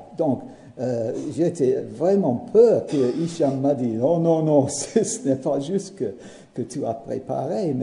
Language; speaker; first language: French; non-native, learner; English